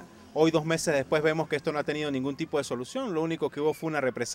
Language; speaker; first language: Spanish; native; Spanish